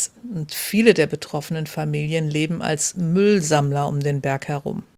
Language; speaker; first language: German; native; German